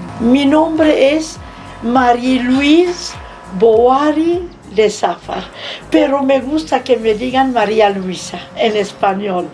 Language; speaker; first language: Spanish; non-native, fluent; Arabic